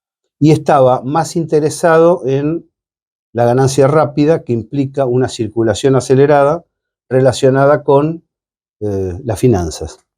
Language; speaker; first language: Spanish; native; Spanish